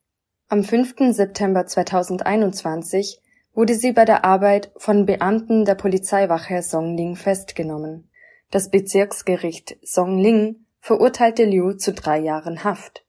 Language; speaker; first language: German; native; German